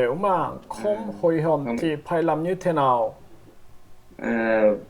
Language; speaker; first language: Vietnamese; non-native, learner; Korean